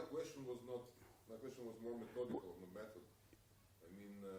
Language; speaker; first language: English; non-native, fluent; Hebrew